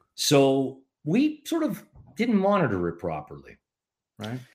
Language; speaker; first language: English; non-native, fluent; Ukrainian